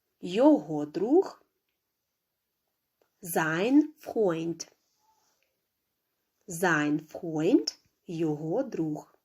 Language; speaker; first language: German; non-native, fluent; Ukrainian